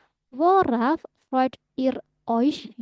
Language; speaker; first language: German; non-native, fluent; Indonesian